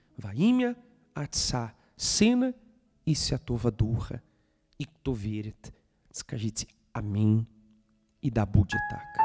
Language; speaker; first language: Russian; non-native, fluent; Portuguese